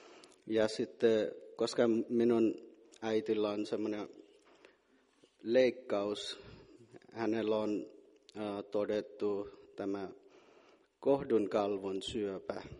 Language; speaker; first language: Finnish; non-native, fluent; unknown